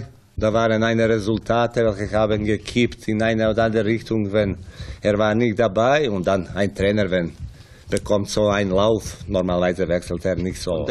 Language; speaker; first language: German; non-native, fluent; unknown